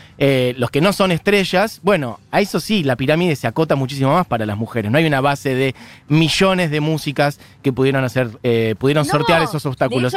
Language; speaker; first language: Spanish; native; Spanish